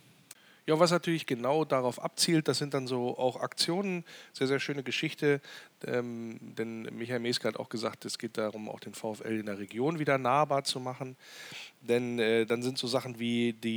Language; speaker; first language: German; native; German